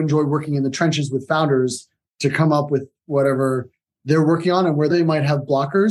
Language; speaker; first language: English; native; English